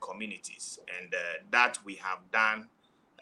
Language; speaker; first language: English; non-native, local second language; Ewe